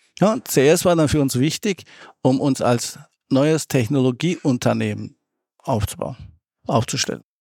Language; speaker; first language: German; early bilingual, other home language; Turkish